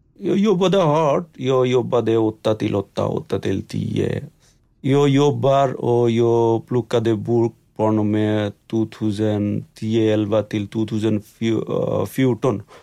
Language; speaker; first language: Swedish; non-native, learner; Bangla